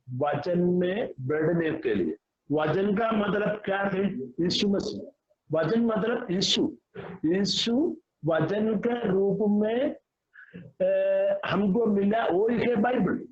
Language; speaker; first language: Hindi; non-native, local second language; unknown